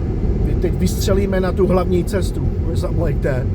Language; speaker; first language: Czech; non-native, fluent; English